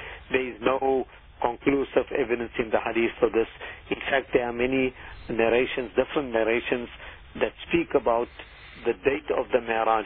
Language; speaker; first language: English; native; English